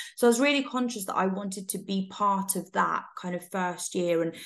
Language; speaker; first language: English; native; English